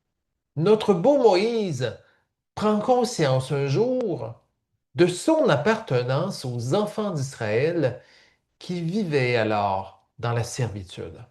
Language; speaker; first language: French; native; French